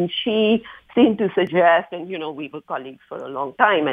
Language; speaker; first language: English; non-native, local second language; Hindi